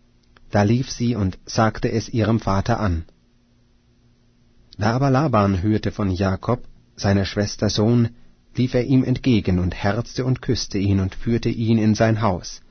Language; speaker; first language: German; native; German